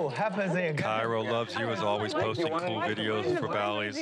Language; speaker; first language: English; native; English